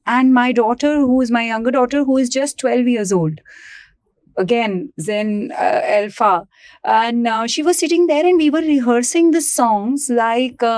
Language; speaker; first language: English; non-native, local second language; Punjabi